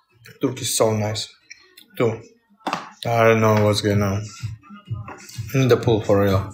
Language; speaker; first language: English; non-native, learner; Russian